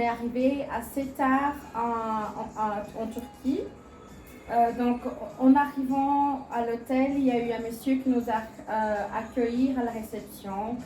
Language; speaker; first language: French; non-native, fluent; Portuguese